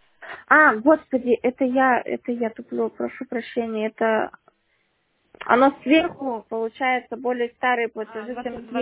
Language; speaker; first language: Russian; native; Russian